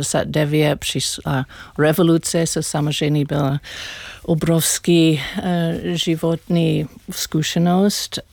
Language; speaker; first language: Czech; non-native, learner; English